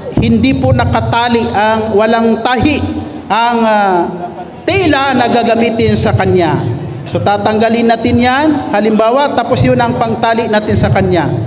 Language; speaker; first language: Filipino; non-native, local second language; Maguindanaon